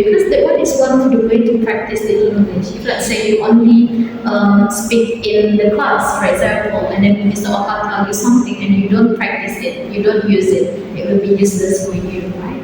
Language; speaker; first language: English; non-native, fluent; Indonesian